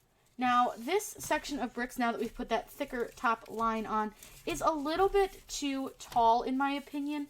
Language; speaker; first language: English; native; English